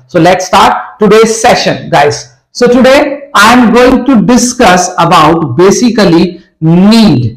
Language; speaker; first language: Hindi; native; Hindi